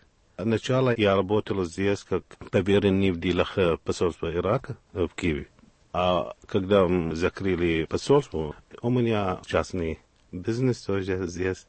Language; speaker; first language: Russian; non-native, learner; Arabic